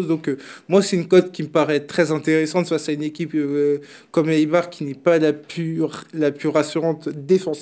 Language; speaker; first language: French; native; French